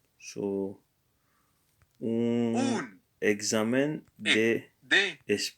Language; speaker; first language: Spanish; non-native, learner; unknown